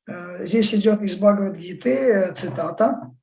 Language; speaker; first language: Russian; native; Russian